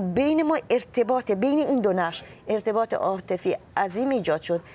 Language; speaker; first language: Persian; non-native, local second language; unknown